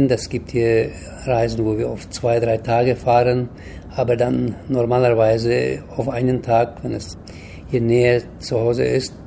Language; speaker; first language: German; early bilingual, heritage; German